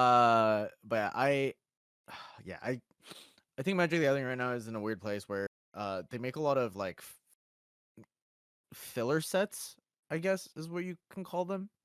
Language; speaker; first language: English; native; English